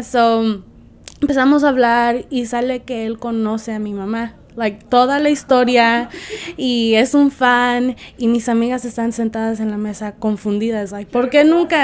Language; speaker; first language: Spanish; early bilingual, heritage; Spanish